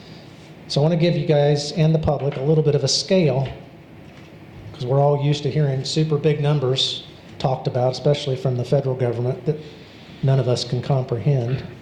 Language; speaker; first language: English; native; English